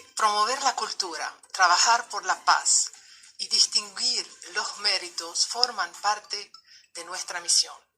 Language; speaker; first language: Spanish; non-native, fluent; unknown